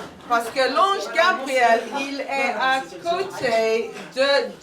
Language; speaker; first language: French; non-native, fluent; English